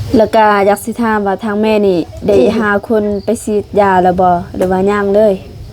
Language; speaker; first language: Lao; native; Lao